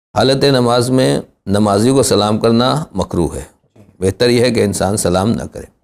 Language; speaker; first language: Urdu; native; Urdu